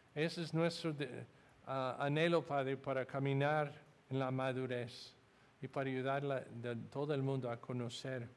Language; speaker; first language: Spanish; non-native, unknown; English